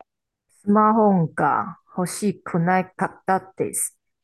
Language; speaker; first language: Japanese; non-native, learner; Chinese